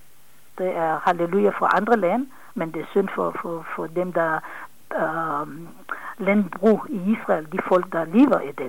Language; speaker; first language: Danish; non-native, fluent; Hebrew